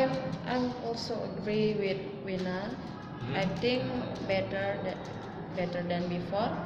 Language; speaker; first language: English; non-native, learner; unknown